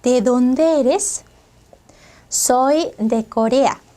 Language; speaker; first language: Spanish; non-native, fluent; Korean